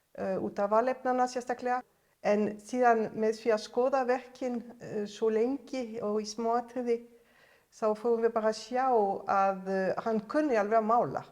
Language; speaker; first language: Icelandic; non-native, fluent; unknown